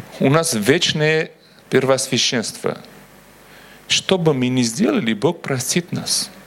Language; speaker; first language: Russian; non-native, local second language; Armenian